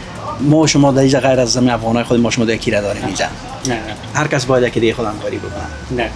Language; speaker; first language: Persian; native; Persian